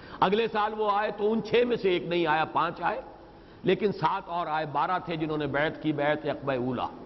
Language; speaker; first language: Urdu; native; Urdu